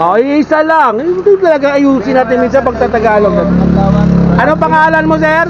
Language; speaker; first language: Filipino; non-native, local second language; Waray